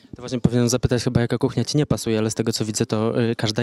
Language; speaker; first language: Polish; native; Polish